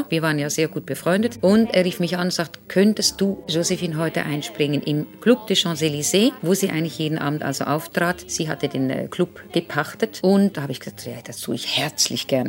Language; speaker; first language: German; native; German